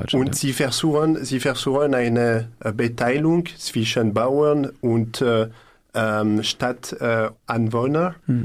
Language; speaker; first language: German; non-native, learner; French